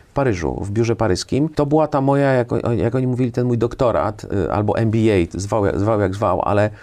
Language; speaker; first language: Polish; native; Polish